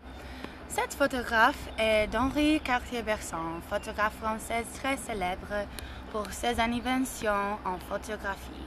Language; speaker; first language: French; non-native, learner; English